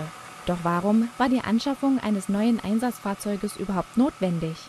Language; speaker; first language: German; native; German